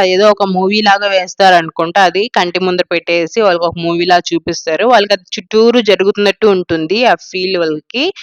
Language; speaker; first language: Telugu; non-native, local second language; Tamil